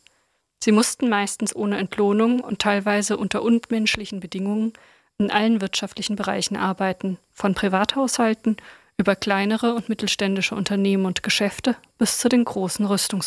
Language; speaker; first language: German; native; German